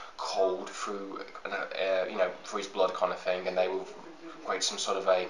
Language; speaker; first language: English; native; English